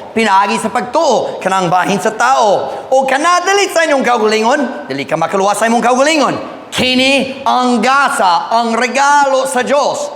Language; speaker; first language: Cebuano; non-native, fluent; English